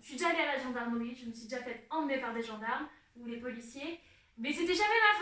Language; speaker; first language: French; native; French